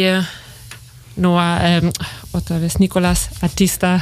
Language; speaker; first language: Spanish; non-native, fluent; German